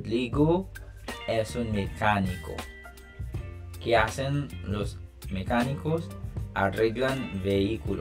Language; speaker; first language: Spanish; non-native, fluent; Haitian Creole